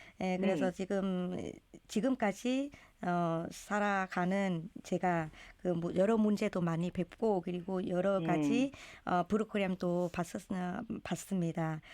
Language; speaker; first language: Korean; non-native, learner; Vietnamese